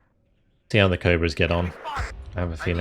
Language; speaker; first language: English; native; English